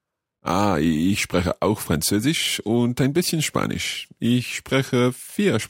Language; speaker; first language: German; non-native, learner; English